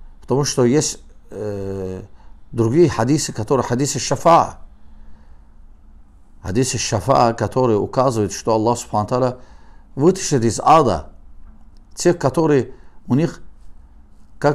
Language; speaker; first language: Russian; non-native, learner; Azerbaijani